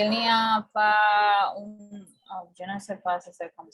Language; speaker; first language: French; non-native, learner; Spanish